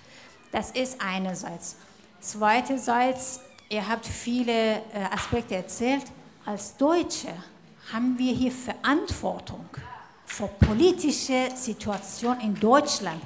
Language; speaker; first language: German; non-native, fluent; Persian